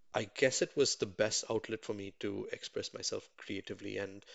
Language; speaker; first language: English; non-native, local second language; Tamil